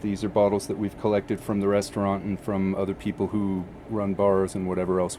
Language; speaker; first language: English; native; English